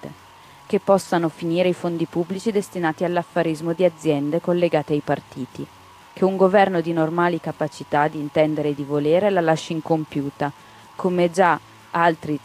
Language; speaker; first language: Italian; native; Italian